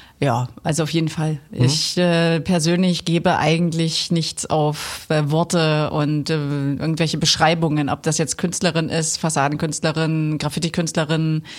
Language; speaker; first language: German; native; German